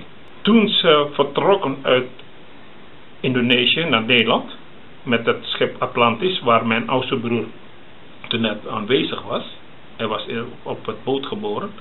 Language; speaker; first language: Dutch; early bilingual, other home language; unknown